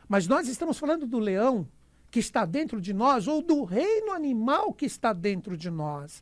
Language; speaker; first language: Portuguese; native; Portuguese